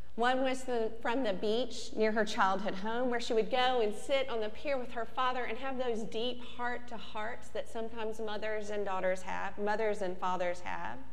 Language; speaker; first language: English; native; English